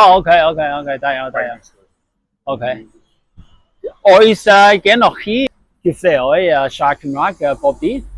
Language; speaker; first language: Welsh; non-native, learner; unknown